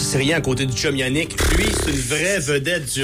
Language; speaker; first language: French; native; French